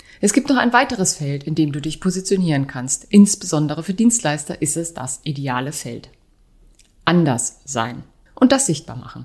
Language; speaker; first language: German; native; German